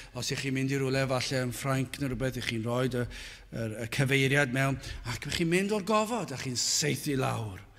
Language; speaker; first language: Welsh; native; Welsh